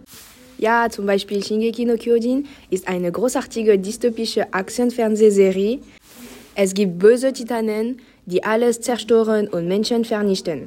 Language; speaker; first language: German; non-native, learner; French